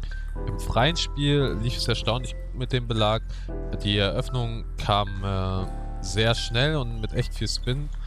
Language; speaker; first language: German; native; German